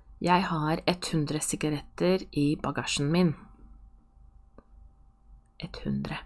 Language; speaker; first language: Norwegian; non-native, fluent; Polish